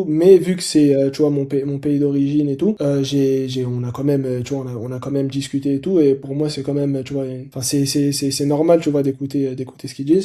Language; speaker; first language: French; native; French